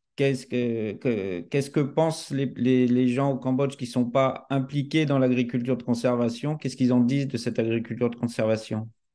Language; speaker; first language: French; native; French